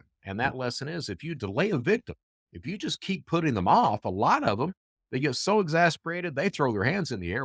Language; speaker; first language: English; native; English